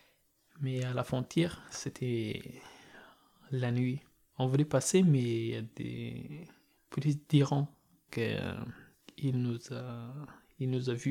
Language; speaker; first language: French; non-native, learner; Persian